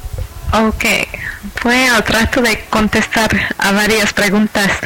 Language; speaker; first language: Spanish; non-native, fluent; English